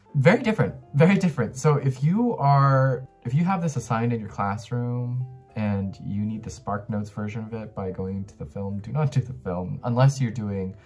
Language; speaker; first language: English; native; English